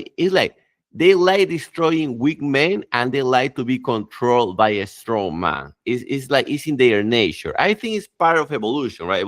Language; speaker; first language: English; non-native, fluent; Spanish